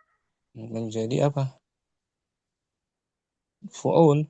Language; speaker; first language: Indonesian; native; Indonesian